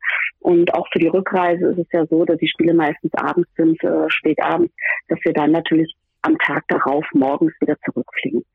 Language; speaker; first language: German; native; German